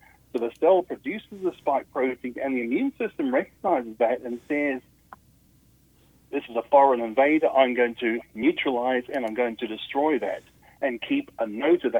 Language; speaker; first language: English; native; English